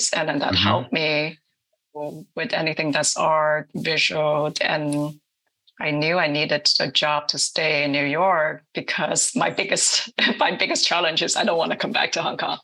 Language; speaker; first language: English; non-native, local second language; Cantonese